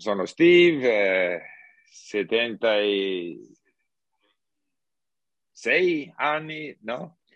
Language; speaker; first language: Italian; non-native, learner; English